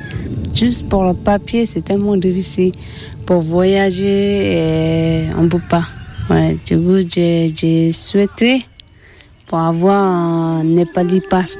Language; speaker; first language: French; non-native, learner; Tibetan